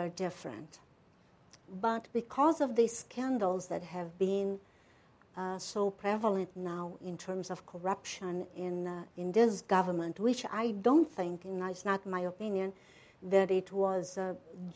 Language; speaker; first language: English; non-native, fluent; Portuguese